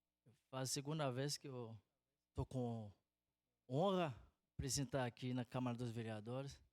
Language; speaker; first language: Portuguese; non-native, fluent; Haitian Creole